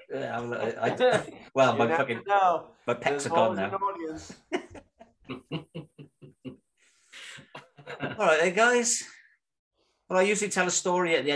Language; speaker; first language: English; native; English